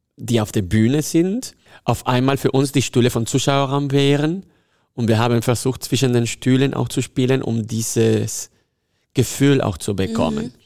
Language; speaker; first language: German; non-native, fluent; Spanish